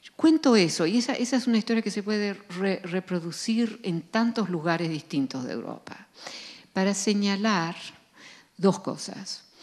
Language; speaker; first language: Spanish; non-native, fluent; Dutch